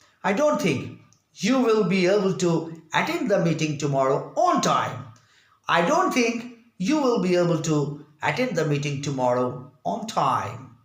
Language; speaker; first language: English; non-native, local second language; Bangla